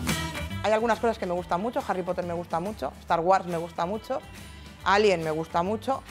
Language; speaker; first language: Spanish; native; Spanish